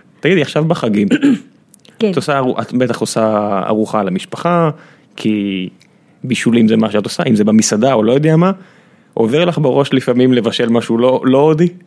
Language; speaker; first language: Hebrew; native; Hebrew